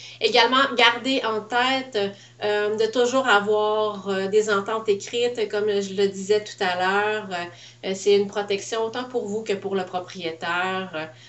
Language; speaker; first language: French; native; French